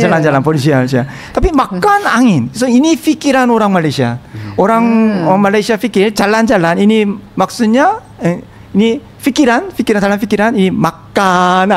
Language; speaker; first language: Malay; non-native, learner; Korean